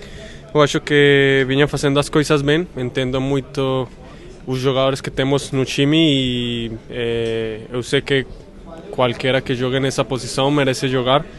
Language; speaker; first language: Portuguese; non-native, fluent; Spanish